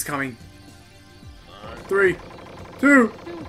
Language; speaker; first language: English; native; English